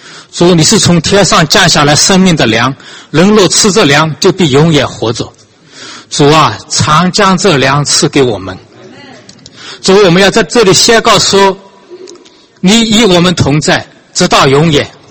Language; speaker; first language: Chinese; native; Chinese